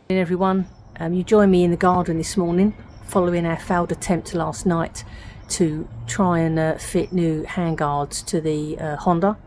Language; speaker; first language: English; native; English